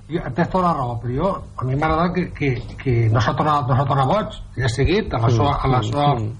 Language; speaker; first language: Catalan; native; Catalan